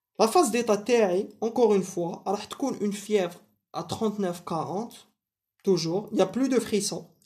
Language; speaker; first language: French; non-native, local second language; Arabic